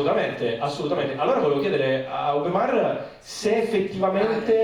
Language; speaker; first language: Italian; native; Italian